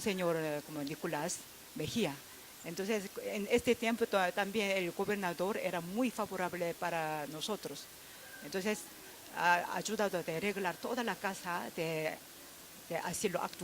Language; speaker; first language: Spanish; non-native, fluent; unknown